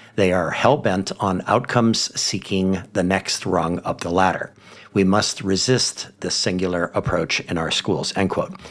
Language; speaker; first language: English; native; English